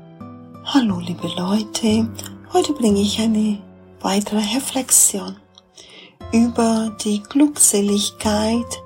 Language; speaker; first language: German; non-native, fluent; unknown